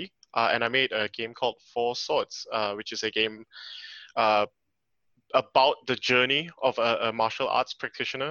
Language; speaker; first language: English; native; English